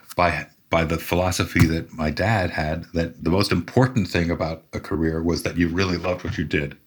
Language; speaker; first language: English; native; English